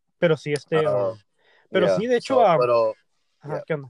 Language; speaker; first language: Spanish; early bilingual, heritage; Spanish